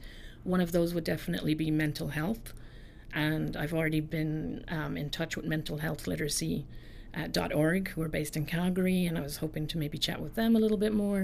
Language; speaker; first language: English; native; English